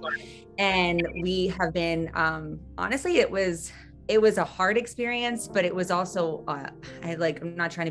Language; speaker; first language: English; native; English